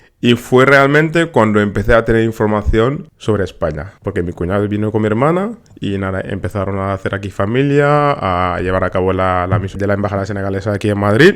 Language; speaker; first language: Spanish; non-native, fluent; Wolof